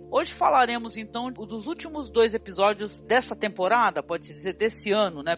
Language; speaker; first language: Portuguese; native; Portuguese